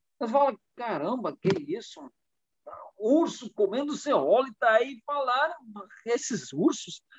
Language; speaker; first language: Portuguese; non-native, fluent; German